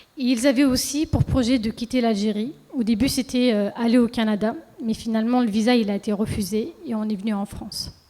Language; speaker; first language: French; early bilingual, other home language; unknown